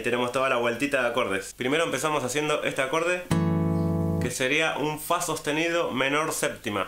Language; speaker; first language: Spanish; native; Spanish